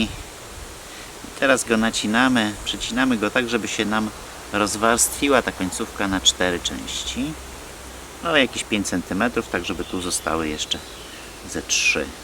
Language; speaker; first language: Polish; native; Polish